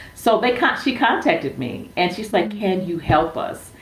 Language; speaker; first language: English; native; English